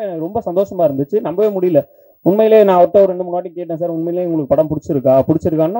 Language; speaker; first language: Tamil; native; Tamil